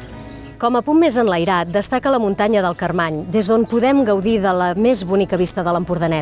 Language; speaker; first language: Catalan; native; Catalan